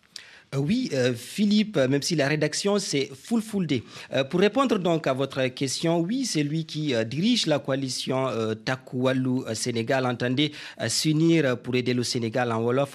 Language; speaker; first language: French; non-native, local second language; Fula